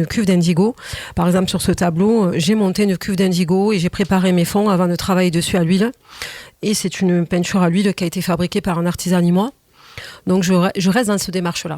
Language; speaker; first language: French; native; French